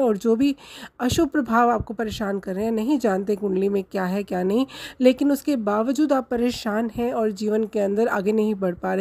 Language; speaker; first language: Hindi; native; Hindi